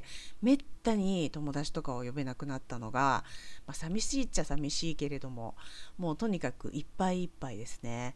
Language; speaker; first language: Japanese; native; Japanese